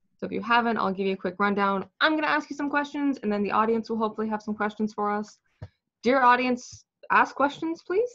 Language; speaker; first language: English; native; English